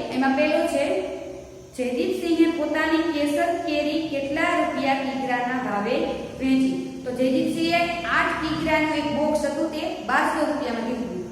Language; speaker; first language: Gujarati; native; Gujarati